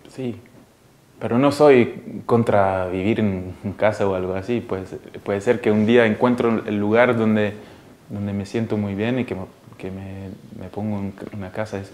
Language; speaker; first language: Spanish; early bilingual, heritage; Spanish